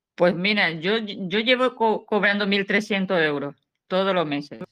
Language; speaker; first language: Spanish; native; Spanish